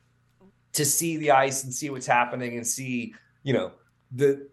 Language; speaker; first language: English; native; English